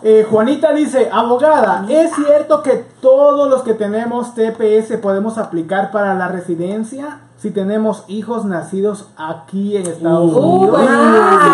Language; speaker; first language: Spanish; native; Spanish